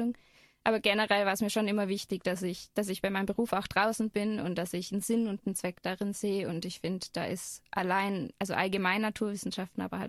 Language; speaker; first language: German; native; German